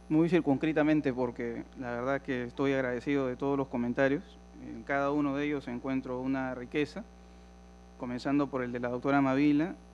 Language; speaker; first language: Spanish; native; Spanish